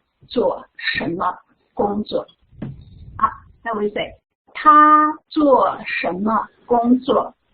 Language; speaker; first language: Chinese; non-native, fluent; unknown